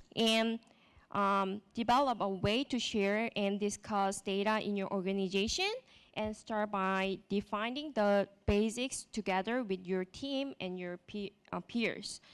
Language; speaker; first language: English; non-native, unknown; Korean